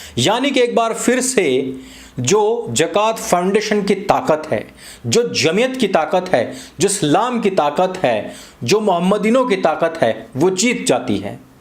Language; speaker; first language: Hindi; native; Hindi